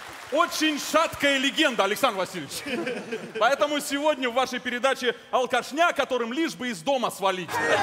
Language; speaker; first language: Russian; native; Russian